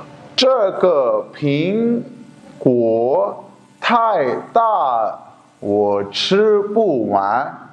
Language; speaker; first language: Chinese; non-native, fluent; Urdu